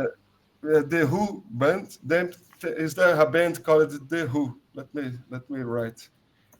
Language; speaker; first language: English; non-native, learner; Portuguese